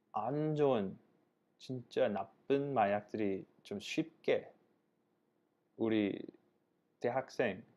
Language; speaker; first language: Korean; non-native, fluent; English